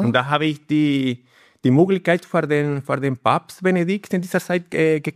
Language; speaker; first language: German; non-native, learner; Spanish